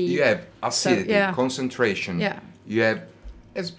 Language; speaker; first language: English; non-native, fluent; Italian